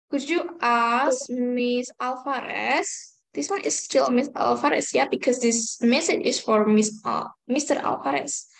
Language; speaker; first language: English; non-native, fluent; Indonesian